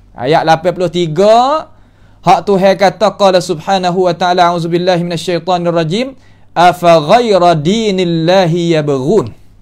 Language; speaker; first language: Malay; native; Malay